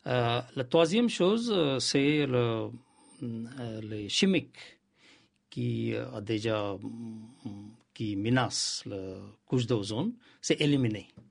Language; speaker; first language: French; non-native, learner; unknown